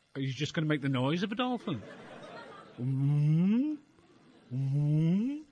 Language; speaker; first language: English; native; English